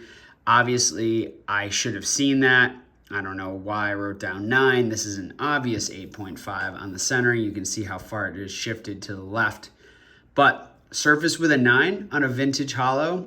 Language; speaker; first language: English; native; English